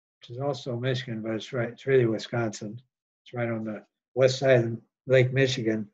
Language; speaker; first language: English; native; English